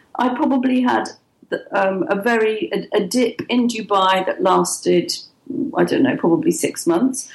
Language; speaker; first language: English; native; English